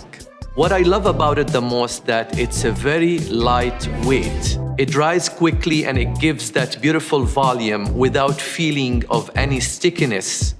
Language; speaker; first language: English; non-native, fluent; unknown